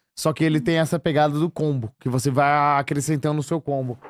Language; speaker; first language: Portuguese; native; Portuguese